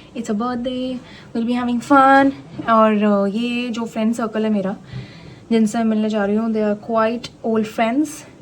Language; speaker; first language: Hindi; native; Hindi